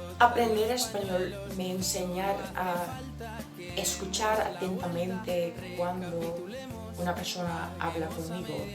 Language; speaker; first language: Spanish; non-native, learner; English